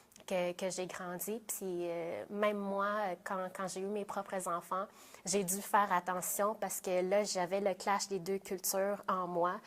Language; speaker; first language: French; early bilingual, other home language; Vietnamese